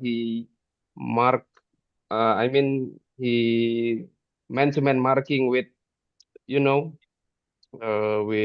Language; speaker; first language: English; non-native, fluent; Indonesian